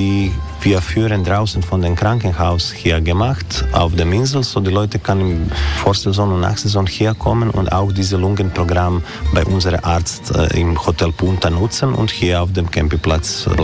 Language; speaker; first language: German; non-native, learner; Croatian